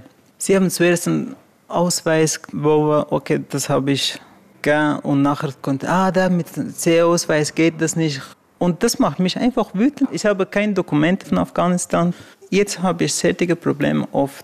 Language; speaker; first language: German; non-native, fluent; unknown